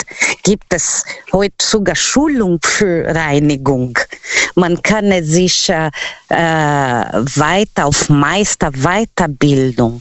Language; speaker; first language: German; non-native, learner; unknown